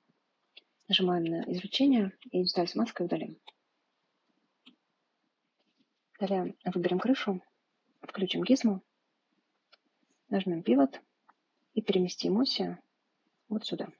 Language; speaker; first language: Russian; native; Russian